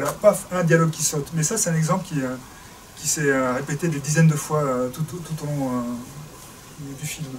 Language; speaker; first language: French; native; French